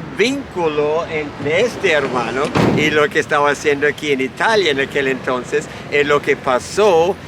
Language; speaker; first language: Spanish; non-native, fluent; English